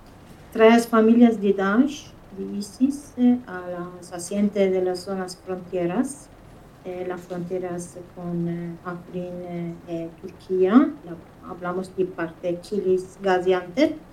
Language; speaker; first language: Spanish; non-native, fluent; Kurdish